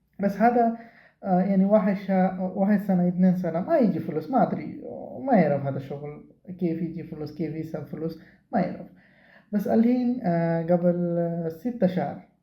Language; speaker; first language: Arabic; non-native, learner; Bangla